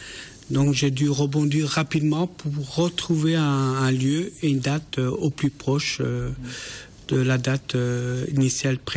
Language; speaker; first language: French; native; French